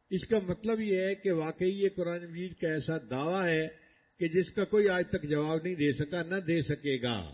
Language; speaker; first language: Urdu; non-native, local second language; Punjabi